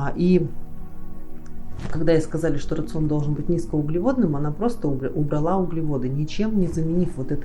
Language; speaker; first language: Russian; native; Russian